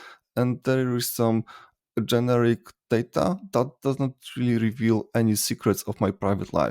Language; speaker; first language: English; non-native, fluent; Polish